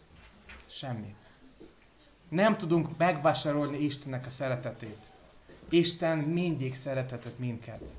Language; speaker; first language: Hungarian; non-native, fluent; English